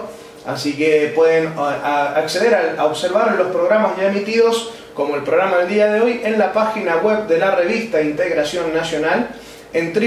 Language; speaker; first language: Spanish; native; Spanish